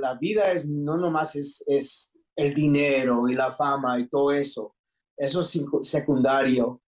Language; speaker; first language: Spanish; early bilingual, heritage; English